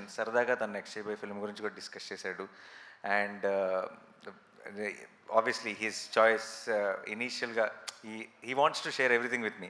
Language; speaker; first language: Telugu; native; Telugu